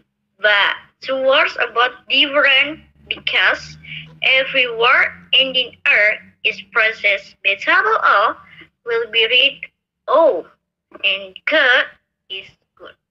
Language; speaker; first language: English; non-native, learner; Indonesian